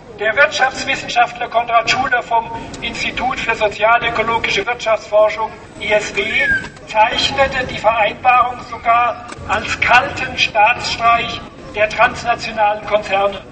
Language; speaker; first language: German; native; German